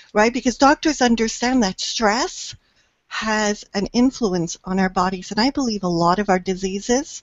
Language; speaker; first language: English; native; English